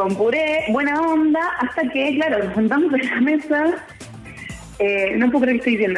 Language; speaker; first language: Spanish; native; Spanish